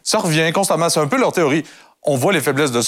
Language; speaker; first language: French; native; French